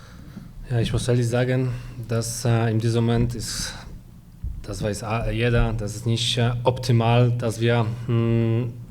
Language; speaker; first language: German; non-native, fluent; Polish